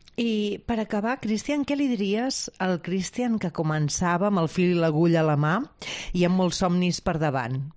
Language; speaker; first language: Catalan; native; Catalan